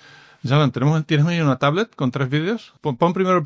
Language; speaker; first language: Spanish; native; Spanish